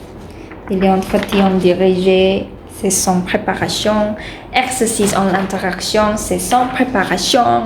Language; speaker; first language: French; non-native, learner; Indonesian